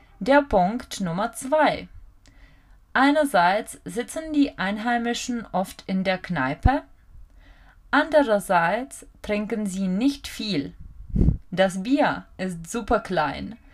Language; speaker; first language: German; non-native, fluent; Czech